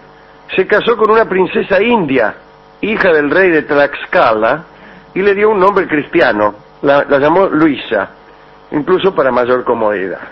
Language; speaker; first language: Spanish; native; Spanish